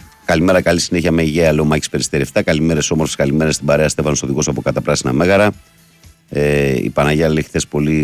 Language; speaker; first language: Greek; native; Greek